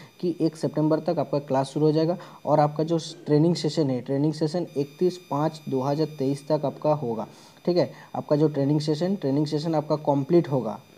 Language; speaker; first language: Hindi; non-native, local second language; Bangla